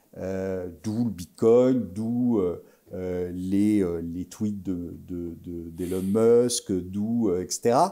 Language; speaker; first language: French; native; French